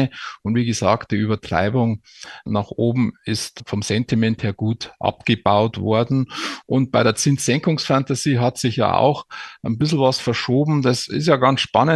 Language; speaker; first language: German; native; German